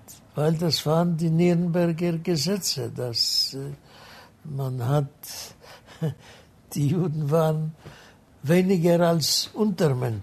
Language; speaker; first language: German; non-native, fluent; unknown